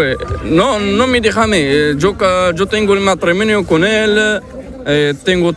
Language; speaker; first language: Spanish; non-native, learner; Arabic